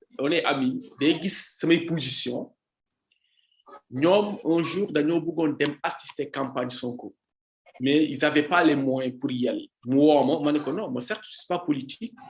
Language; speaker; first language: Wolof; non-native, local second language; Jola-Fonyi